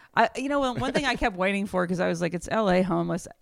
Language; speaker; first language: English; native; English